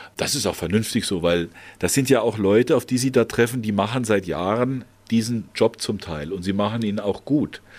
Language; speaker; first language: German; native; German